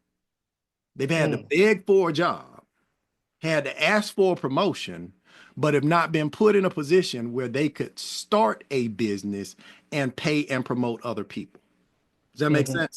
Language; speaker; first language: English; native; English